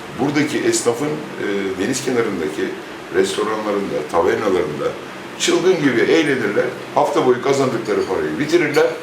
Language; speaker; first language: Turkish; native; Turkish